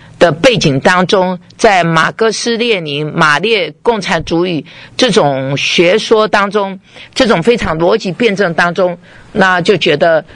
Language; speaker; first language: Chinese; native; Chinese